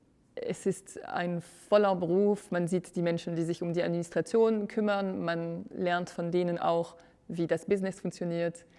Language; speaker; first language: German; non-native, fluent; French